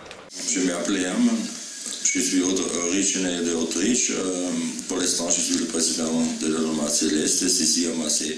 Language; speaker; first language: French; non-native, learner; German